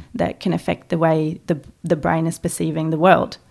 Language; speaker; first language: English; non-native, fluent; Norwegian